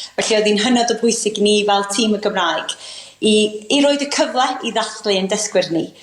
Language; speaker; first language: Welsh; native; Welsh